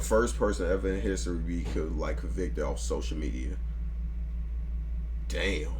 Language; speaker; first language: English; native; English